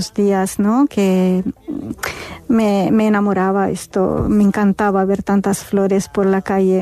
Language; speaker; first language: Spanish; non-native, fluent; Arabic